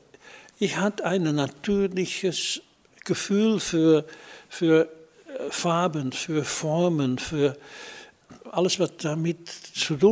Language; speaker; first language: German; non-native, fluent; Dutch